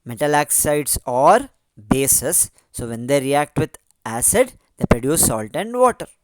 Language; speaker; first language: English; non-native, local second language; Kannada